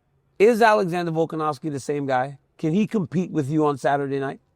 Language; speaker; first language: English; native; English